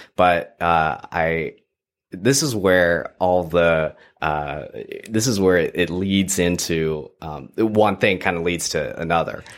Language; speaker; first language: English; native; English